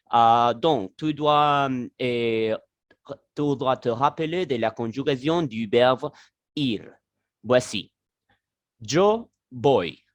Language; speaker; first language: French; non-native, learner; Spanish